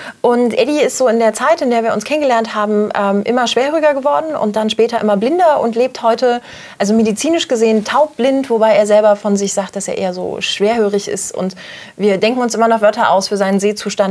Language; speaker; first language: German; native; German